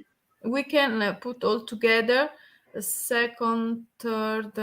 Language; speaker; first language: English; non-native, learner; Italian